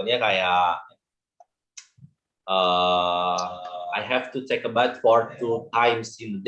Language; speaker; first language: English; non-native, learner; Indonesian